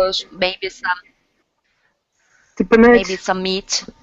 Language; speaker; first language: English; non-native, learner; Turkish